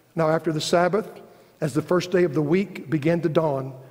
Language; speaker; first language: English; native; English